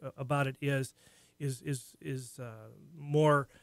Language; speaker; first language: English; native; English